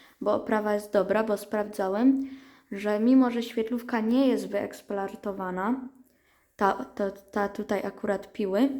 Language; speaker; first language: Polish; native; Polish